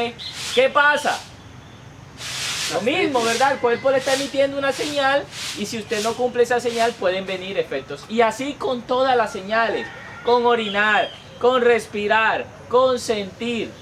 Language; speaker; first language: Spanish; native; Spanish